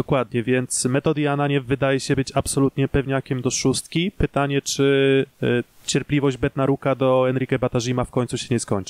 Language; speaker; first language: Polish; native; Polish